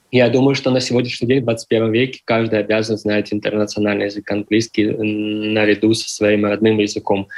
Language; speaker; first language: Russian; native; Russian